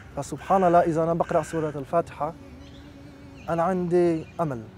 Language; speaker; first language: Arabic; non-native, fluent; French